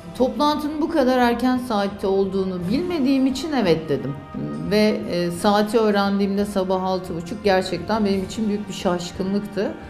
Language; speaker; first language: Turkish; native; Turkish